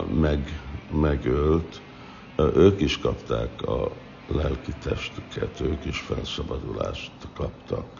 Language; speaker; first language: Hungarian; non-native, fluent; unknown